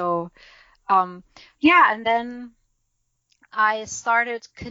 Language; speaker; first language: English; non-native, fluent; German